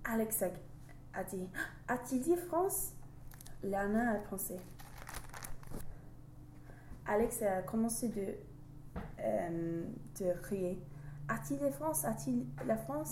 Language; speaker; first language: French; non-native, learner; English